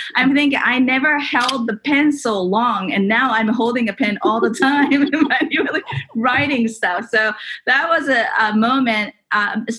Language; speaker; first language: English; non-native, fluent; Japanese